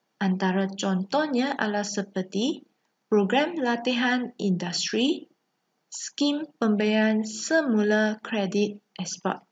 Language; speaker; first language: Malay; non-native, local second language; Chinese